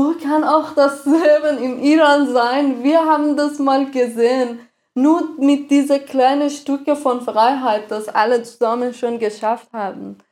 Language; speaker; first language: German; non-native, fluent; Persian